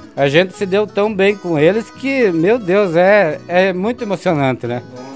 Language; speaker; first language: Portuguese; native; Portuguese